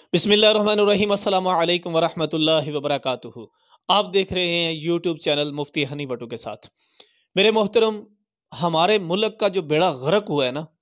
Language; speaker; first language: Urdu; non-native, local second language; Punjabi